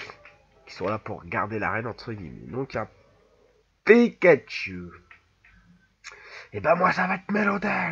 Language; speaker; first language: French; native; French